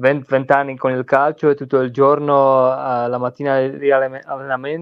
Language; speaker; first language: Italian; non-native, learner; Czech